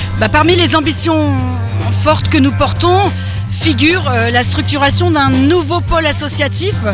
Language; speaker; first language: French; native; French